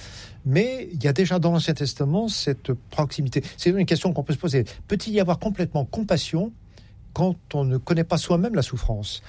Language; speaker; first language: French; native; French